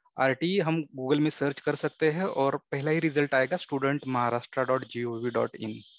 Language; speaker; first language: Hindi; non-native, local second language; Marathi